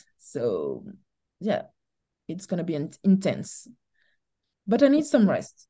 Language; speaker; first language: English; non-native, learner; French